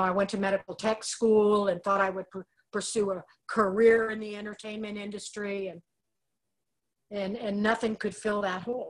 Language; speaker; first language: English; native; English